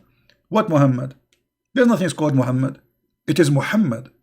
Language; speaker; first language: English; non-native, fluent; Arabic